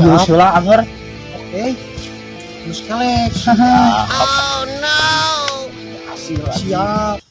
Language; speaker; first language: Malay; non-native, local second language; Sundanese